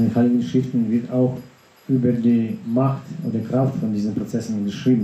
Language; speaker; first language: German; non-native, learner; Russian